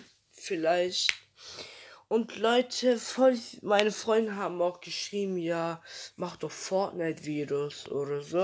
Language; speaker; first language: German; early bilingual, other home language; Turkish